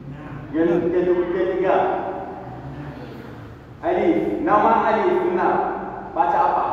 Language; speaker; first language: Indonesian; non-native, learner; Arabic